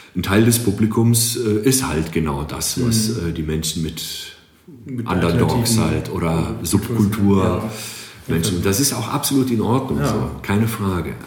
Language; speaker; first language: German; non-native, fluent; Greek